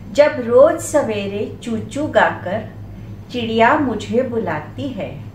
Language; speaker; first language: Hindi; non-native, local second language; Marathi